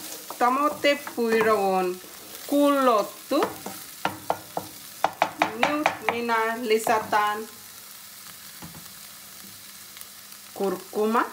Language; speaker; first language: Finnish; non-native, learner; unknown